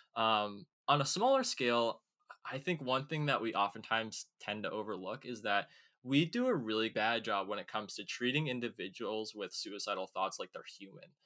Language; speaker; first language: English; native; English